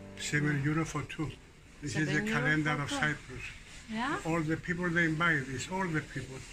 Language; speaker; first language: English; non-native, learner; Greek